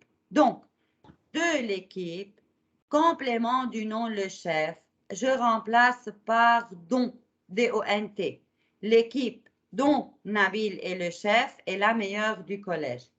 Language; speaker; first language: French; non-native, fluent; Arabic